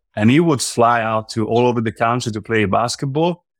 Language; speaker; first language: English; non-native, fluent; Italian